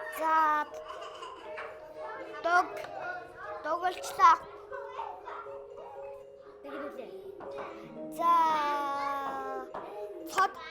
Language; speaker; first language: Mongolian; native; Mongolian